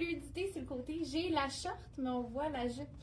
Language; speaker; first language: French; native; French